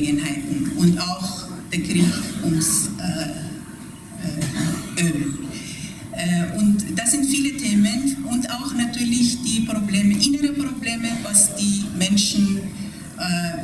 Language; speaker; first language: German; non-native, fluent; Persian